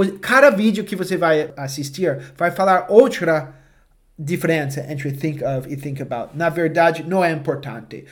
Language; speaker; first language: Portuguese; non-native, fluent; English